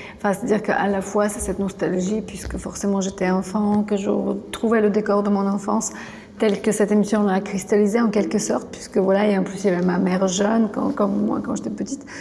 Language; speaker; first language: French; non-native, fluent; Bulgarian